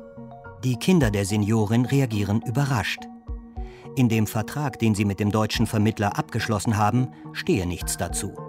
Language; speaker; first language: German; native; German